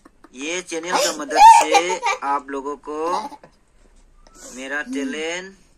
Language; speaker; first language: Hindi; non-native, local second language; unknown